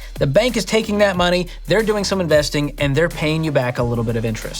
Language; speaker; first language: English; native; English